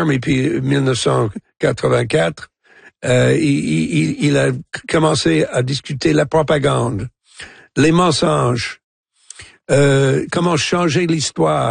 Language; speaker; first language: French; non-native, local second language; English